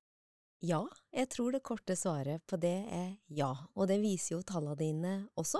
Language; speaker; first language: Norwegian; native; Norwegian